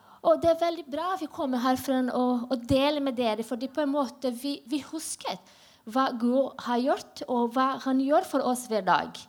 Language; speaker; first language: Norwegian; non-native, learner; Portuguese